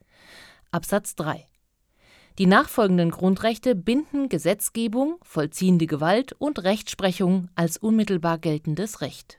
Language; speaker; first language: German; native; German